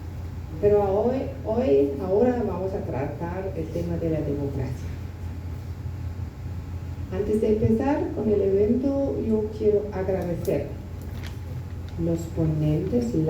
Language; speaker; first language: Spanish; non-native, fluent; German